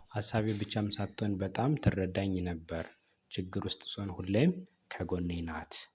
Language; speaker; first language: Amharic; native; Amharic